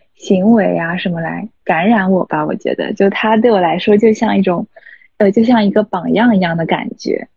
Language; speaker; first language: Chinese; native; Chinese